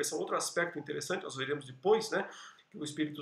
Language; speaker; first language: Portuguese; native; Portuguese